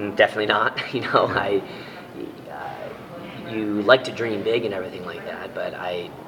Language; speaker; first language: English; native; English